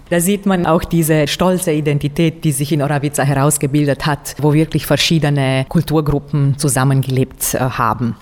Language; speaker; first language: German; non-native, local second language; Romanian